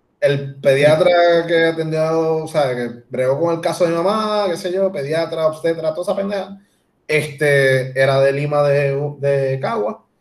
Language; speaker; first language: Spanish; native; Spanish